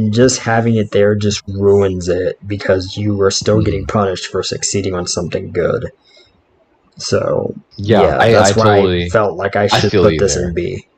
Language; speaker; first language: English; native; English